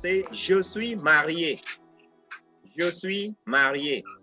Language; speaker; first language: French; non-native, fluent; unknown